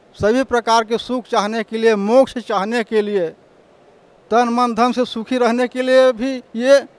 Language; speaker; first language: Hindi; native; Hindi